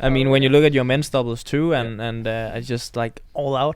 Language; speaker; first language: English; non-native, fluent; Danish